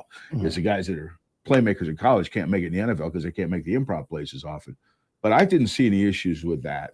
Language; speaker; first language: English; native; English